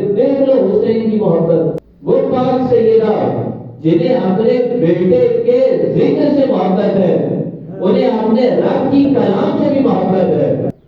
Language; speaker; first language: Urdu; non-native, local second language; Punjabi